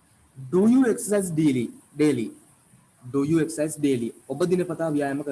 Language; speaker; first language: English; non-native, local second language; Sinhala